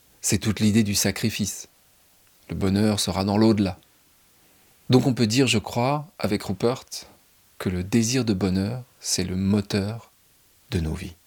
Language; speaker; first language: French; native; French